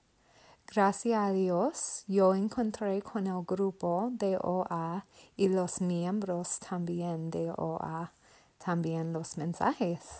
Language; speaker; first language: Spanish; non-native, learner; English